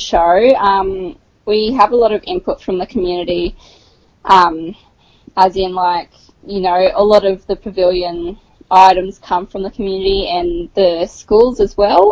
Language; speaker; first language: English; native; English